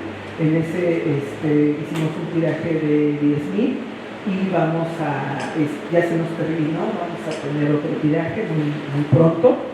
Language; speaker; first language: Spanish; native; Spanish